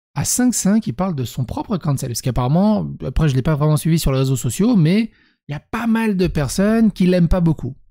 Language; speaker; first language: French; early bilingual, other home language; Serbian